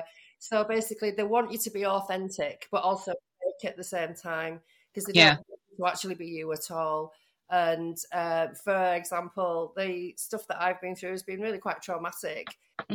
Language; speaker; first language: English; native; English